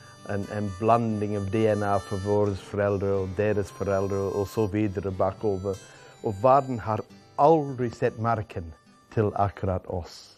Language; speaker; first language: Norwegian; non-native, fluent; English